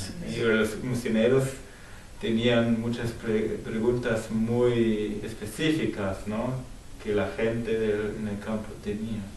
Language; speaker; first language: Spanish; non-native, fluent; German